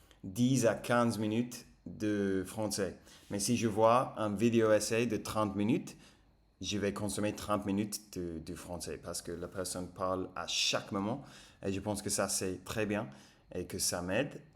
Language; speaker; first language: French; non-native, fluent; English